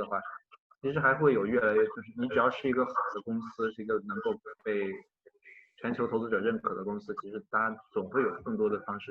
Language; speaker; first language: Chinese; native; Chinese